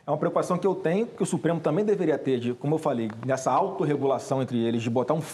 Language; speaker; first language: Portuguese; native; Portuguese